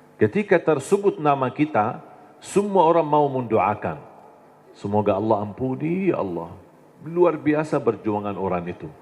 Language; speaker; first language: Indonesian; non-native, fluent; Arabic